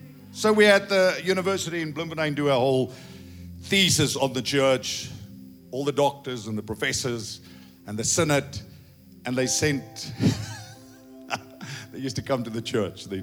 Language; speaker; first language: English; non-native, local second language; Afrikaans